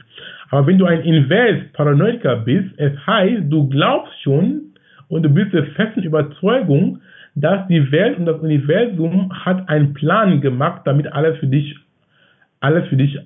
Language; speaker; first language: German; non-native, fluent; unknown